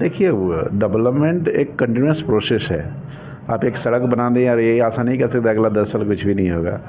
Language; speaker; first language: Hindi; native; Hindi